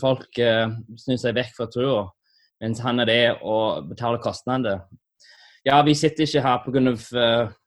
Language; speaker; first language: Norwegian; non-native, fluent; English